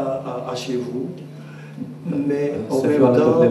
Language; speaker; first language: French; non-native, learner; Portuguese